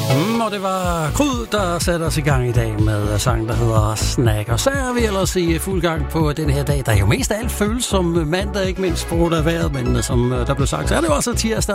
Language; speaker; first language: Danish; native; Danish